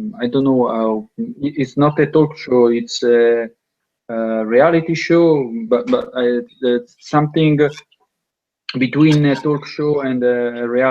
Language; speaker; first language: English; non-native, learner; Italian